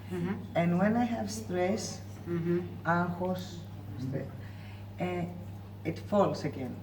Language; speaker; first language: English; non-native, learner; Greek